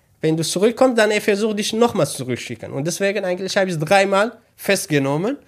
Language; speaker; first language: German; non-native, learner; Kurdish